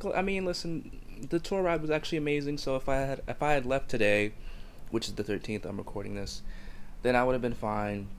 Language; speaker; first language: English; native; English